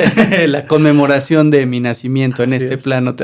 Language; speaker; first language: Spanish; native; Spanish